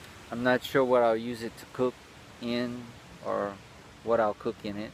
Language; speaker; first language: English; early bilingual, other home language; French